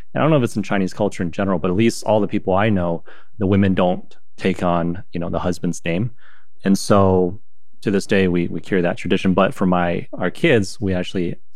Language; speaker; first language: English; non-native, fluent; Chinese